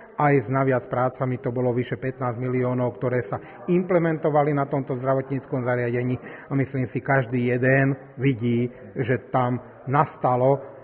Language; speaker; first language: Slovak; native; Slovak